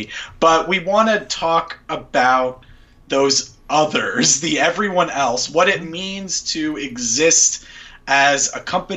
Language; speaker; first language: English; native; English